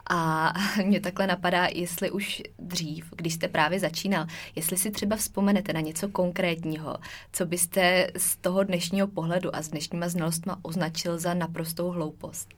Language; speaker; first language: Czech; native; Czech